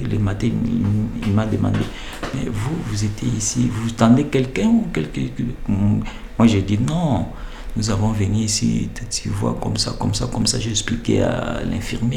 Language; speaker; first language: French; non-native, local second language; Lingala